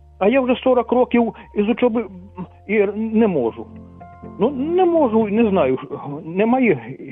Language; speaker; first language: Ukrainian; non-native, local second language; Russian